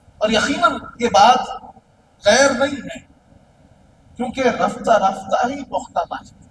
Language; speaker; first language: Urdu; native; Urdu